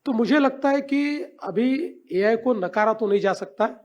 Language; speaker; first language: Hindi; non-native, local second language; Marathi